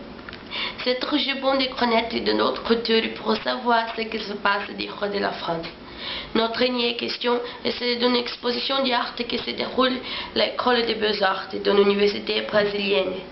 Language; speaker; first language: French; non-native, learner; Portuguese